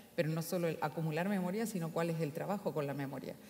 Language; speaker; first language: Spanish; native; Spanish